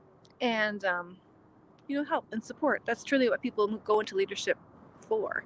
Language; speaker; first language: English; native; English